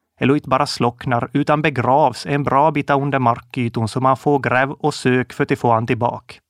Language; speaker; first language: Swedish; native; Swedish